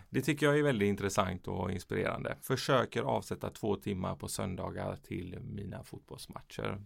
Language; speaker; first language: Swedish; early bilingual, other home language; Persian